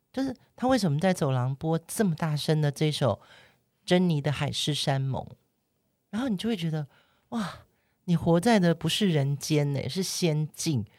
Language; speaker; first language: Chinese; native; Chinese